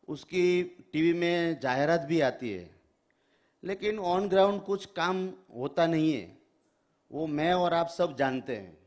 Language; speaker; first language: Hindi; non-native, local second language; Gujarati